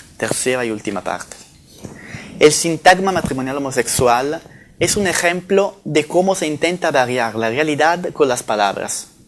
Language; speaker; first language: Spanish; non-native, fluent; Italian